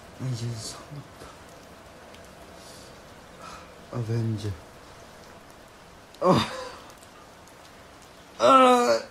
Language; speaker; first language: Korean; non-native, learner; Chinese